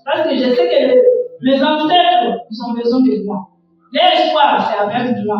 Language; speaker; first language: French; non-native, local second language; Kongo